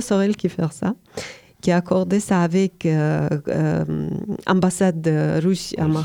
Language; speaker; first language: French; non-native, learner; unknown